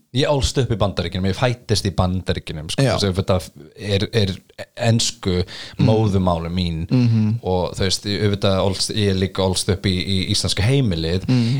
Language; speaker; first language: Icelandic; early bilingual, heritage; English